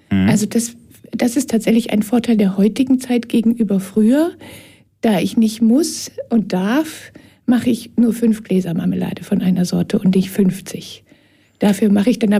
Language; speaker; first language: German; native; German